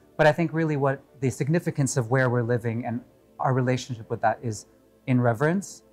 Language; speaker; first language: English; native; English